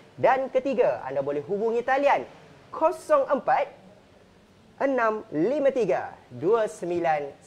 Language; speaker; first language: Malay; native; Malay